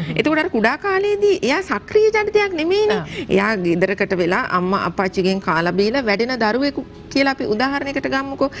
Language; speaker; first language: Sinhala; native; Sinhala